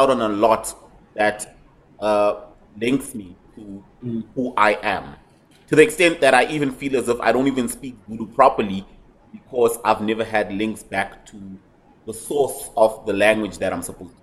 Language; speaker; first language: English; native; English